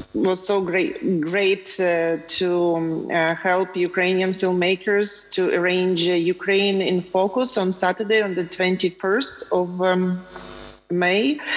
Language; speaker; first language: English; non-native, fluent; Ukrainian